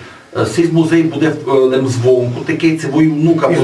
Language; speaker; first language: Ukrainian; native; Ukrainian